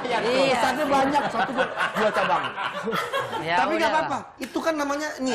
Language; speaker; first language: Indonesian; native; Indonesian